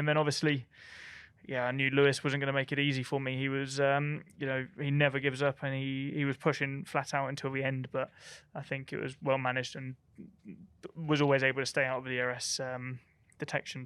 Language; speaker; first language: English; native; English